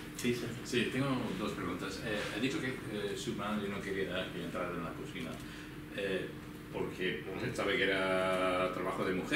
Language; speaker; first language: Spanish; non-native, fluent; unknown